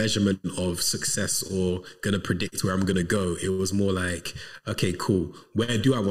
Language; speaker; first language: English; native; English